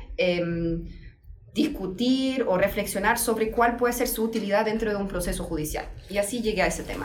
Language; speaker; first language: Spanish; non-native, fluent; German